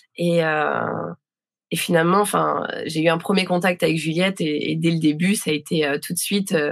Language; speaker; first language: French; native; French